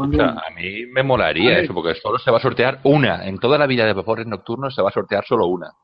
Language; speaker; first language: Spanish; native; Spanish